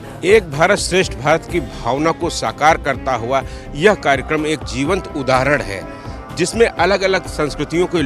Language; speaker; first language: Hindi; native; Hindi